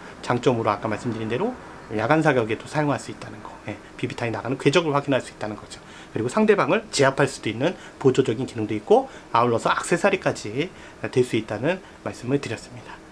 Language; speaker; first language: Korean; native; Korean